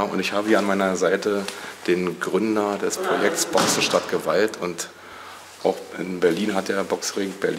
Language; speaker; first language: German; native; German